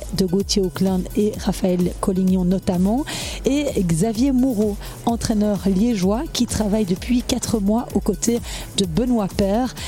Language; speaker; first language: French; native; French